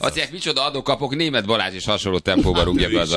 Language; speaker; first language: Hungarian; native; Hungarian